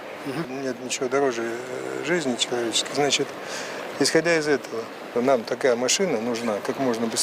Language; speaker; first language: Russian; native; Russian